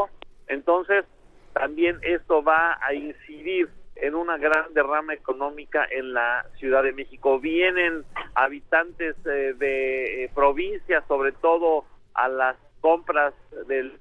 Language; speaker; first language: Spanish; native; Spanish